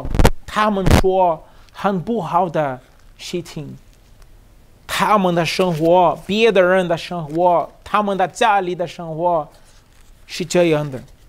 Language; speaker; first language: Chinese; non-native, learner; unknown